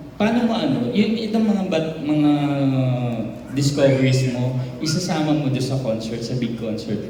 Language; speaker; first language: Filipino; native; Filipino